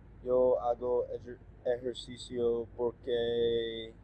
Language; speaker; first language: Spanish; non-native, learner; English